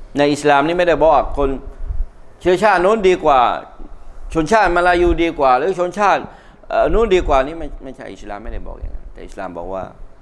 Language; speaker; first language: Thai; non-native, local second language; Malay